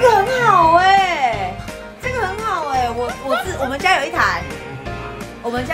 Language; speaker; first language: Chinese; native; Chinese